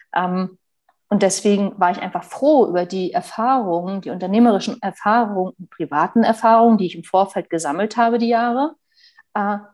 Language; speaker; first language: German; native; German